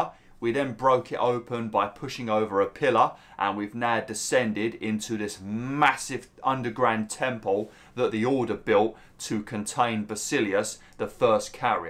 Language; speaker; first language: English; native; English